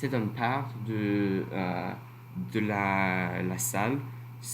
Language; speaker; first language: French; non-native, learner; English